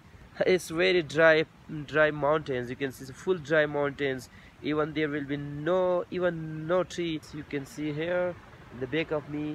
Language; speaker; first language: English; non-native, local second language; Urdu